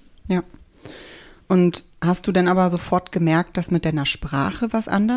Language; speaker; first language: German; native; German